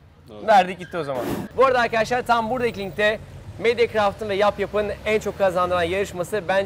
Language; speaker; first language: Turkish; native; Turkish